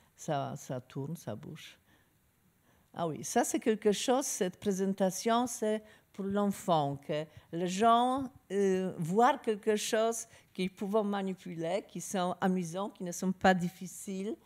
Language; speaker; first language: French; non-native, learner; Polish